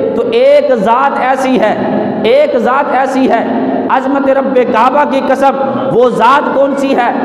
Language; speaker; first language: Urdu; non-native, local second language; Punjabi